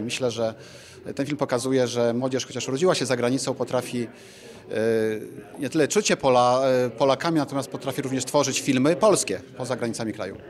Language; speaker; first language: Polish; native; Polish